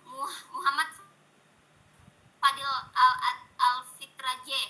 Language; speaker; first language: English; non-native, learner; Indonesian